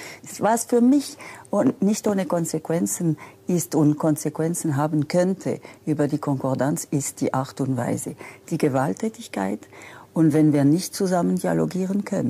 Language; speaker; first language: German; non-native, local second language; French